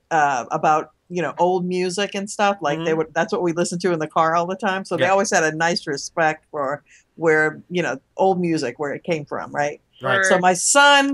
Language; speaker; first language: English; native; English